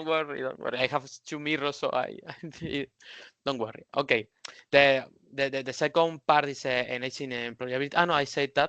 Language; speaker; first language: English; non-native, learner; Spanish